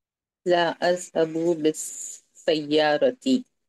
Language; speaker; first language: Arabic; non-native, learner; Urdu